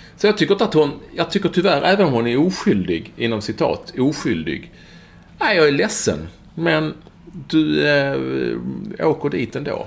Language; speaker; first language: Swedish; native; Swedish